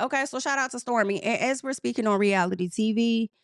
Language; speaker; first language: English; native; English